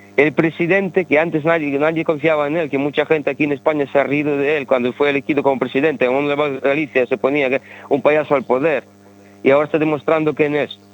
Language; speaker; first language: Spanish; early bilingual, other home language; Ukrainian